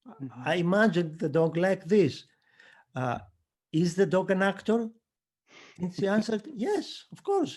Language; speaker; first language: English; non-native, fluent; Greek